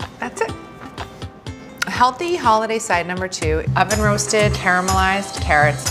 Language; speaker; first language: English; native; English